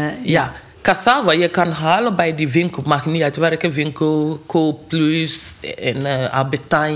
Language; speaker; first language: Dutch; non-native, learner; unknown